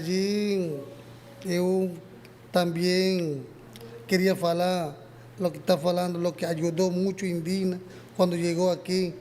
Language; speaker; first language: Portuguese; non-native, learner; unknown